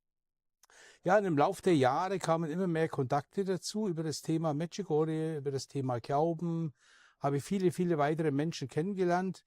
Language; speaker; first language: German; native; German